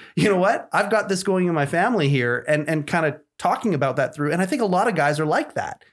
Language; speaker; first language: English; native; English